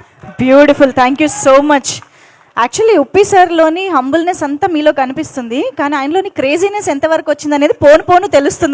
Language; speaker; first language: Telugu; native; Telugu